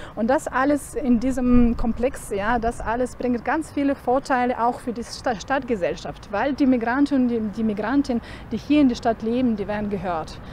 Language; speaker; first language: German; non-native, fluent; Ukrainian